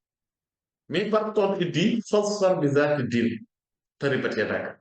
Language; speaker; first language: French; non-native, local second language; Wolof